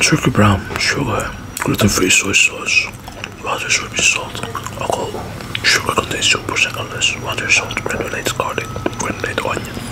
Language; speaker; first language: English; non-native, fluent; Dutch